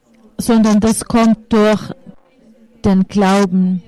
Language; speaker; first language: German; non-native, fluent; Finnish